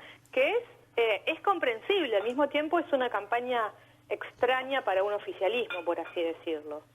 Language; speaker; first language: Spanish; native; Spanish